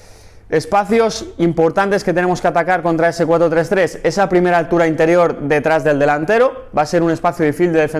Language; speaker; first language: Spanish; native; Spanish